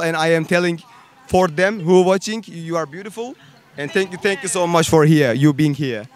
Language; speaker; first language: English; non-native, learner; Turkish